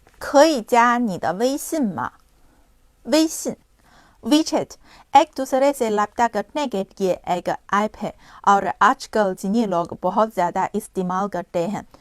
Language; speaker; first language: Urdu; non-native, fluent; Chinese